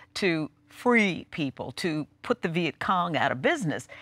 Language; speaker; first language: English; native; English